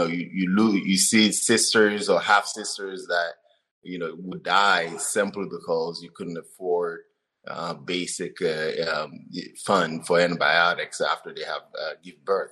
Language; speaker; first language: English; non-native, fluent; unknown